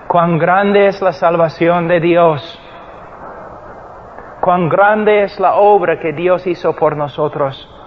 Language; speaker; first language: Spanish; non-native, fluent; English